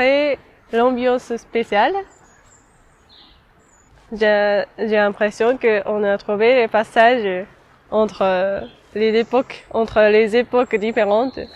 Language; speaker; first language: French; non-native, fluent; Japanese